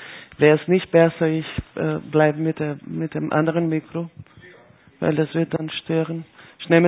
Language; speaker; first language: German; non-native, fluent; Portuguese